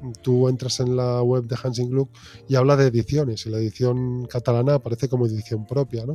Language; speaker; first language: Spanish; native; Spanish